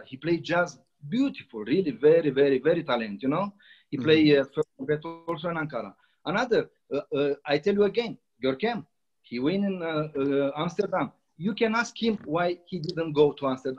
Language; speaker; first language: English; non-native, learner; Romanian